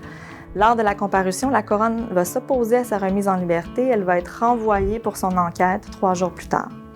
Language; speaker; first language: French; native; French